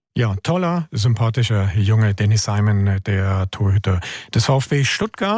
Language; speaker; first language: German; native; German